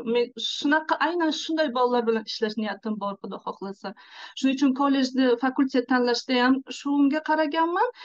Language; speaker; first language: Uzbek; non-native, local second language; Tajik